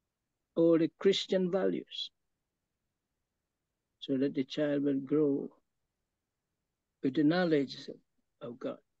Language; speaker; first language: English; non-native, local second language; Filipino